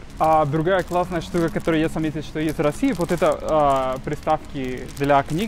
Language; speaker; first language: Russian; non-native, fluent; Spanish